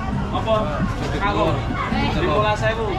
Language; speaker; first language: Indonesian; non-native, local second language; Javanese